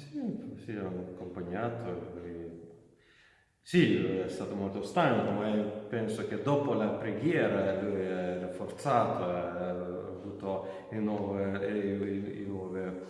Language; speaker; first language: Italian; non-native, learner; Lithuanian